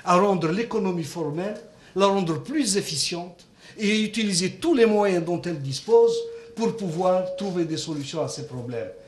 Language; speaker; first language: French; non-native, local second language; Arabic